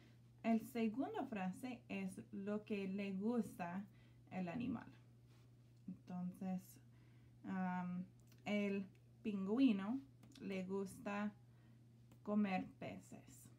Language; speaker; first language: Spanish; non-native, learner; English